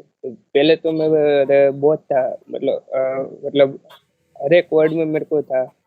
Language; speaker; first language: Hindi; non-native, local second language; Gujarati